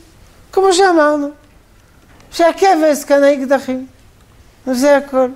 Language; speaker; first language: Hebrew; non-native, fluent; French